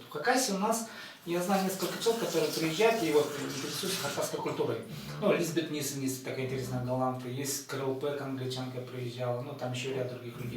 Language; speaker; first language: Russian; native; Russian